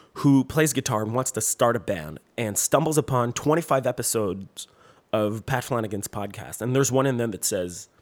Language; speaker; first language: English; non-native, fluent; French